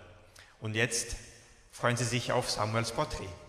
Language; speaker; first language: German; native; German